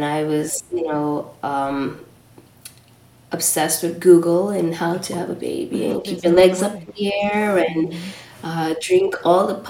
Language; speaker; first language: English; native; English